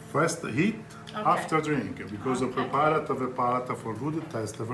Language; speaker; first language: English; non-native, learner; Italian